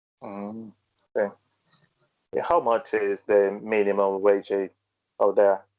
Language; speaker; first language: English; non-native, learner; Portuguese